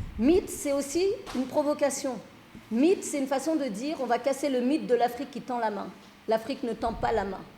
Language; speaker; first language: French; early bilingual, other home language; Fula